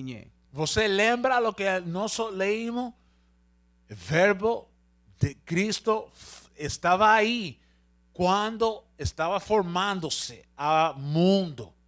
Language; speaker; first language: Portuguese; non-native, learner; Spanish